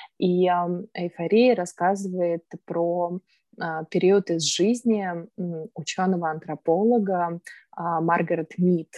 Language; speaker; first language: Russian; native; Russian